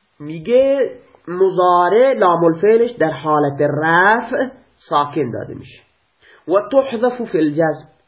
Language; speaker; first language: Persian; native; Persian